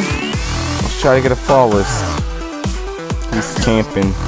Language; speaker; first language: English; native; English